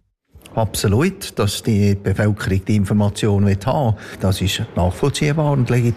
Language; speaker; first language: German; native; German